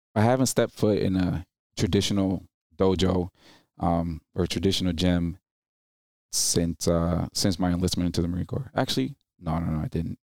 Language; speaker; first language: English; early bilingual, other home language; Spanish